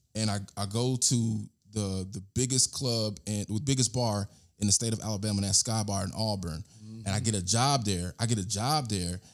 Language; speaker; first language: English; native; English